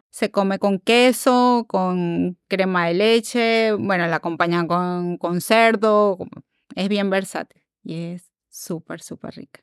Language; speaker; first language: Spanish; native; Spanish